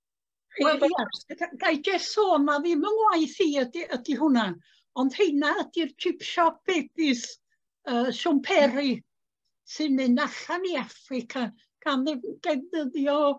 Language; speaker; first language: Welsh; native; Welsh